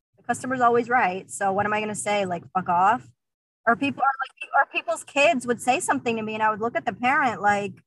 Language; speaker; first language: English; early bilingual, other home language; Russian